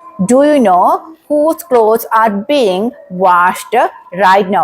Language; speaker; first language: English; non-native, local second language; Malayalam